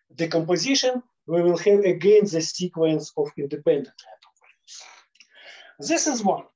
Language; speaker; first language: English; non-native, fluent; Russian